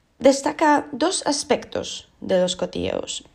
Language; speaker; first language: Spanish; non-native, fluent; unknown